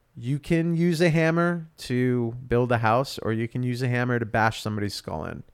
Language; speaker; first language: English; native; English